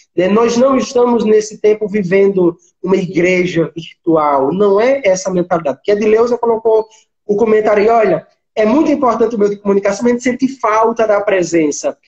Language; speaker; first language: Portuguese; native; Portuguese